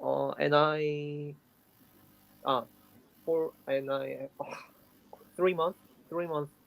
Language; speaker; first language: English; non-native, learner; Korean